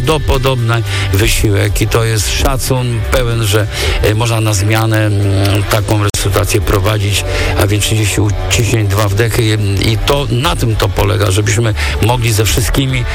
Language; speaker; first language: Polish; native; Polish